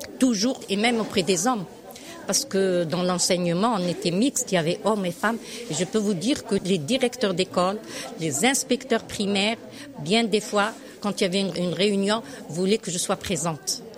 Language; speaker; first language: French; non-native, local second language; Arabic